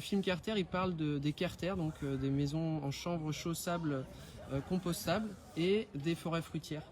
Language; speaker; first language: French; native; French